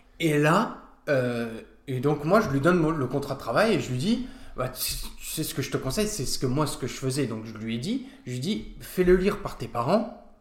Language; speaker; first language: French; native; French